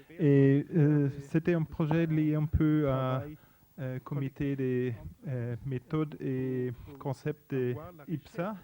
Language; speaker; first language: French; non-native, fluent; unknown